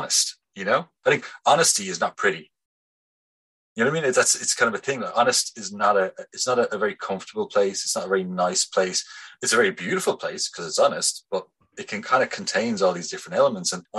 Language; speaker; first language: English; native; English